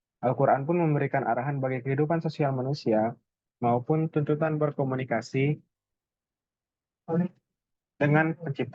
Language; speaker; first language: Indonesian; native; Indonesian